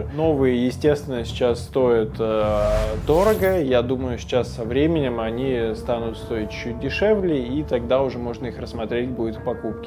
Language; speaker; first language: Russian; native; Russian